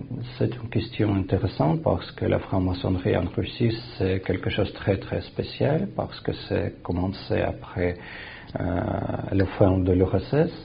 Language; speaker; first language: French; non-native, fluent; Russian